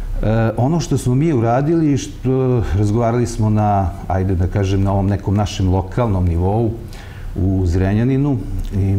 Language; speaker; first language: Serbian; native; Serbian